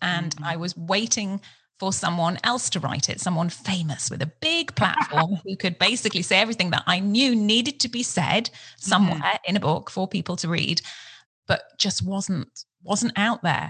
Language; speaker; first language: English; native; English